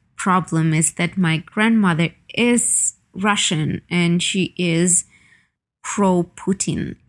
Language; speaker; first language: English; non-native, fluent; Ukrainian